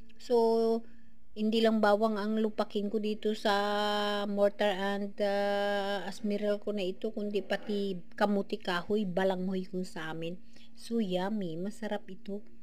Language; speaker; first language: Filipino; non-native, local second language; Hiligaynon